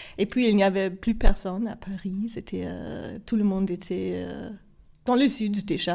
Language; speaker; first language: French; non-native, fluent; German